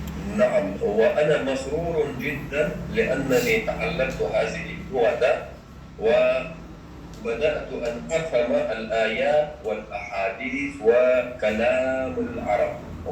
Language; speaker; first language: Arabic; non-native, fluent; Chechen